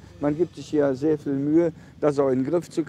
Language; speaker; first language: German; native; German